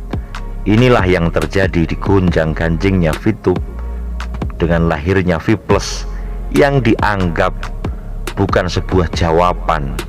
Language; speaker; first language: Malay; non-native, local second language; Javanese